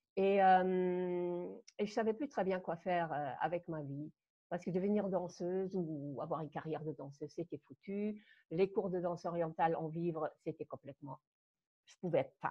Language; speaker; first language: French; non-native, fluent; German